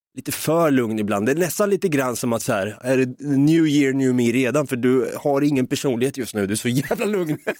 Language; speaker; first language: Swedish; native; Swedish